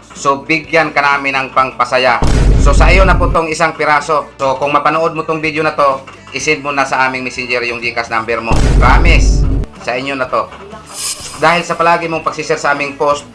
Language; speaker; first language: Filipino; non-native, local second language; Cebuano